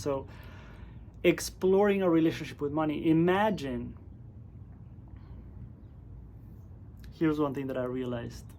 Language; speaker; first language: English; native; English